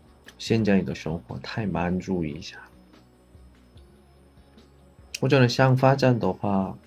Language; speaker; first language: Chinese; non-native, learner; Korean